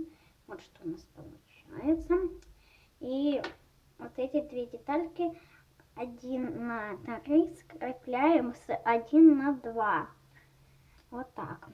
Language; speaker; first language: Russian; native; Russian